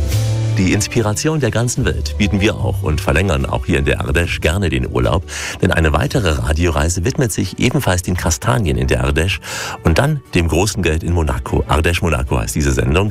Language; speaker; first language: German; native; German